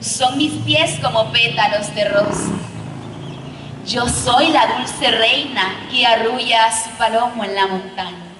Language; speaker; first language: Spanish; native; Spanish